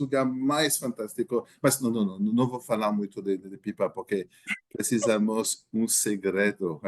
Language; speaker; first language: Portuguese; non-native, learner; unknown